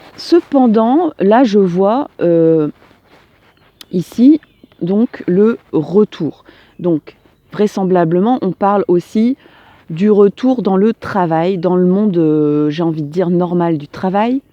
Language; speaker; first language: French; native; French